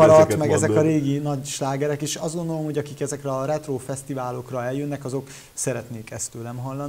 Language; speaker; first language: Hungarian; native; Hungarian